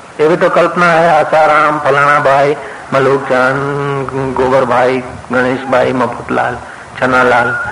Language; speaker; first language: Hindi; non-native, local second language; Sindhi